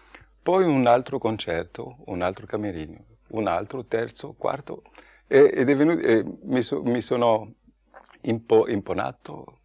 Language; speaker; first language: Italian; non-native, fluent; French